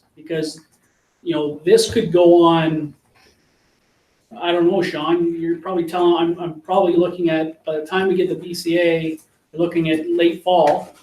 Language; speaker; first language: English; native; English